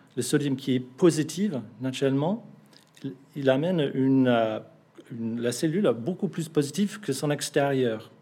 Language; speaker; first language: French; non-native, fluent; English